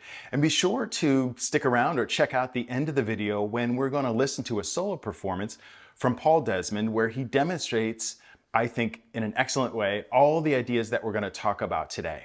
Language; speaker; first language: English; native; English